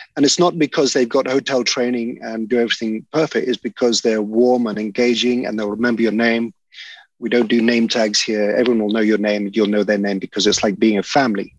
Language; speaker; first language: English; native; English